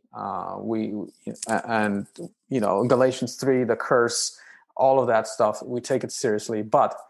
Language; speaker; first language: English; non-native, fluent; Romanian